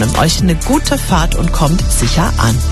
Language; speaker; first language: German; native; German